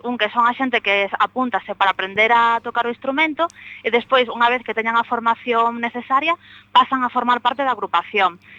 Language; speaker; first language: Galician; native; Galician